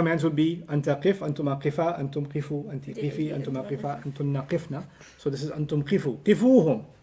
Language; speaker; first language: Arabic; non-native, fluent; English